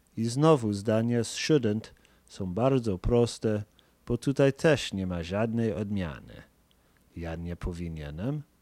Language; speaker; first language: Polish; non-native, fluent; English